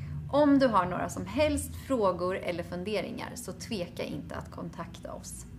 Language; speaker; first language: Swedish; native; Swedish